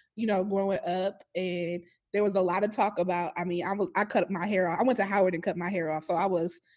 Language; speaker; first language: English; native; English